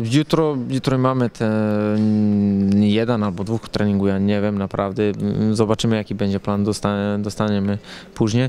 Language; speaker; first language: Polish; non-native, learner; Serbian